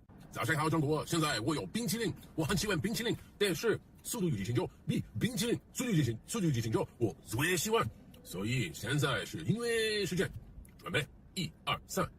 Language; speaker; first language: Chinese; non-native, learner; English